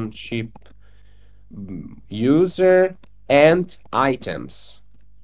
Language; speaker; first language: English; non-native, learner; Italian